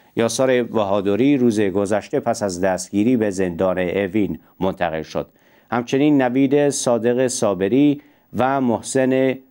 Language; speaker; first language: Persian; non-native, local second language; Central Kurdish